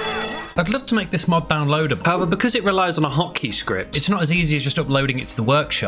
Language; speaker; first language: English; native; English